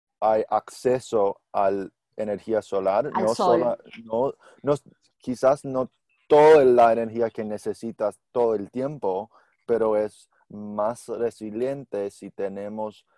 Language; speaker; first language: Spanish; non-native, learner; English